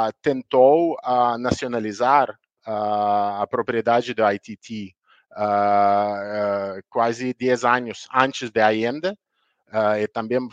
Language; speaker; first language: Portuguese; non-native, learner; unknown